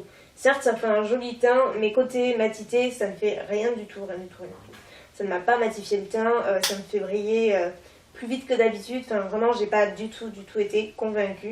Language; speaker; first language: French; native; French